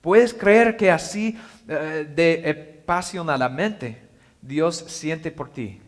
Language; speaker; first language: Spanish; non-native, learner; English